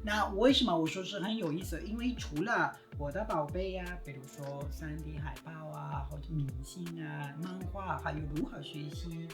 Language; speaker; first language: Chinese; non-native, fluent; Spanish